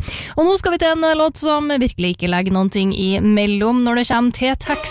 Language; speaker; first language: Norwegian; native; Norwegian